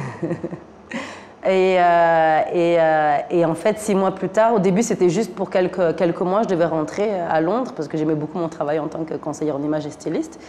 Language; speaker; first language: French; native; French